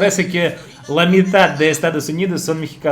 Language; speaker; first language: Spanish; non-native, fluent; Russian